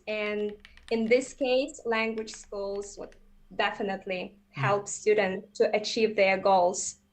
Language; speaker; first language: English; non-native, fluent; Russian